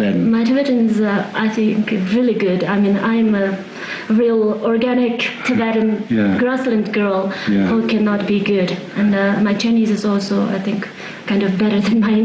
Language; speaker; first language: English; non-native, fluent; Tibetan